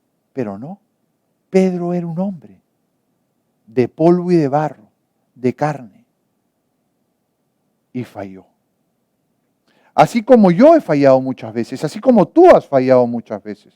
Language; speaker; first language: Spanish; native; Spanish